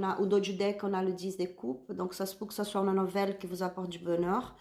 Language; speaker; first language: French; non-native, learner; Spanish